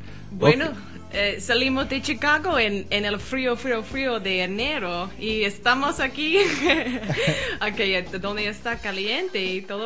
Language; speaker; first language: Spanish; non-native, learner; English